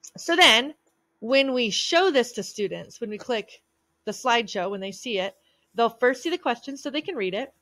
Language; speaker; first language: English; native; English